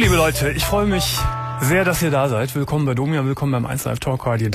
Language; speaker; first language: German; native; German